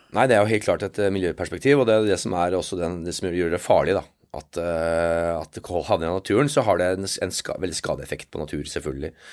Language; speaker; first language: Norwegian; native; Norwegian